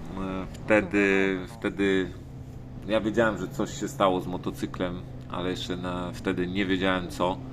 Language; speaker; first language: Polish; native; Polish